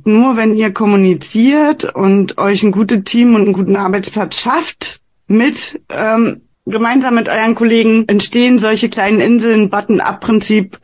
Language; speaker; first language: German; native; German